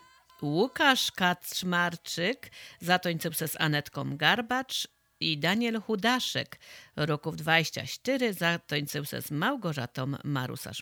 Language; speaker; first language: Polish; native; Polish